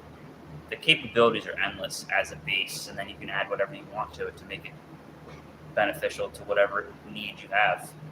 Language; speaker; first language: English; native; English